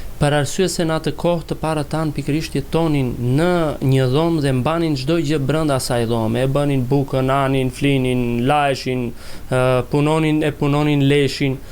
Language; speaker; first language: Albanian; non-native, local second language; Macedonian